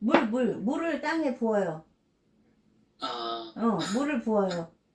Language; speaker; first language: Korean; native; Korean